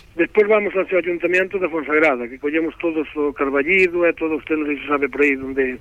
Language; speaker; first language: Galician; native; Galician